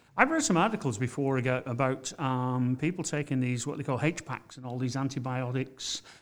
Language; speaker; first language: English; native; English